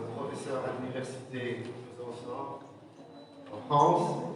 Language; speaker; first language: French; non-native, local second language; Arabic